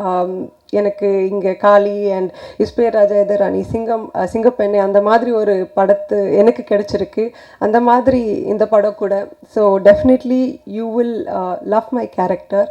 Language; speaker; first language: Tamil; non-native, fluent; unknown